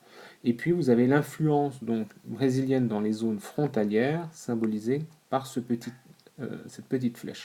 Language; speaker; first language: French; native; French